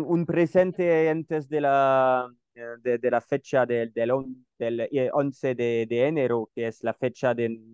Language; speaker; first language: Spanish; non-native, learner; French